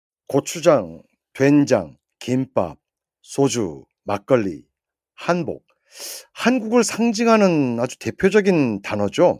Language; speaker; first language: Korean; native; Korean